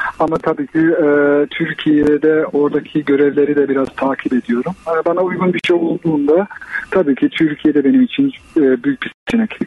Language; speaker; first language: Turkish; early bilingual, heritage; Turkish